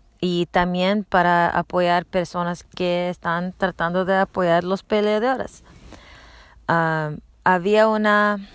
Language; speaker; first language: Spanish; non-native, learner; English